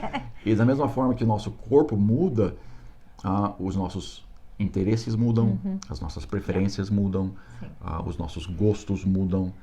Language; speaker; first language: Portuguese; non-native, fluent; English